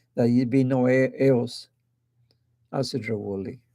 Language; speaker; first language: Spanish; early bilingual, heritage; Spanish